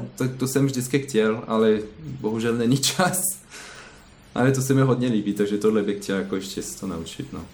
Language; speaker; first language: Czech; non-native, fluent; French